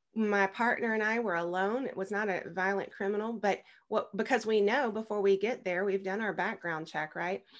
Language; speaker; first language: English; native; English